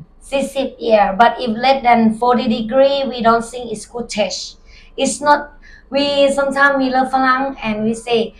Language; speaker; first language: English; non-native, learner; Thai